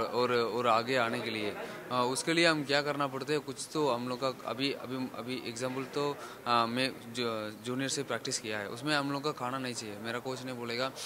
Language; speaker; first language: Hindi; non-native, local second language; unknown